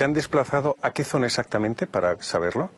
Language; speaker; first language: Spanish; native; Spanish